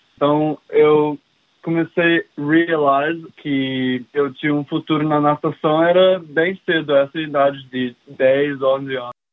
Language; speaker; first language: Portuguese; early bilingual, heritage; English